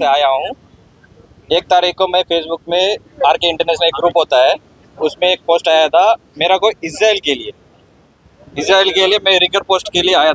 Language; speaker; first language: Hindi; non-native, local second language; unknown